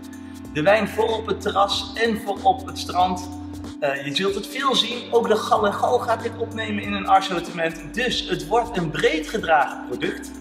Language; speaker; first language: Dutch; native; Dutch